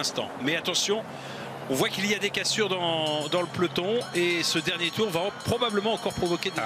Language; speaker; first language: French; native; French